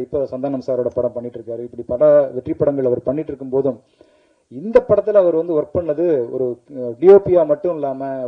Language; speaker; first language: Tamil; native; Tamil